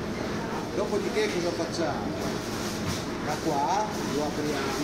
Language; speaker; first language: Italian; native; Italian